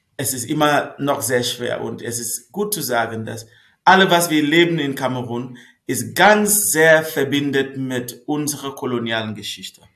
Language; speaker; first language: German; non-native, fluent; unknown